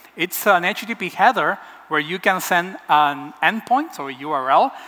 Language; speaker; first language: English; non-native, fluent; Spanish